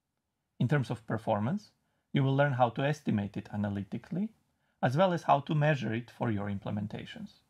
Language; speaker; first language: English; non-native, fluent; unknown